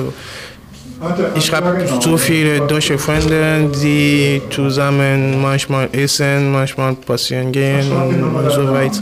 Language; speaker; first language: German; non-native, fluent; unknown